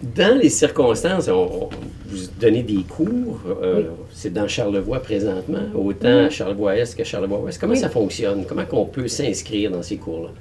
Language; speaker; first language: French; native; French